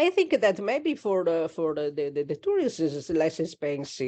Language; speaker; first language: English; non-native, learner; Italian